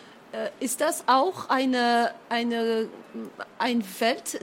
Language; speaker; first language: German; non-native, fluent; French